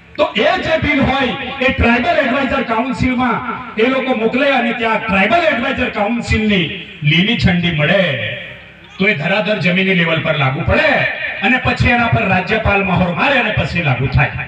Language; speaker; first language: Gujarati; non-native, local second language; Rathawi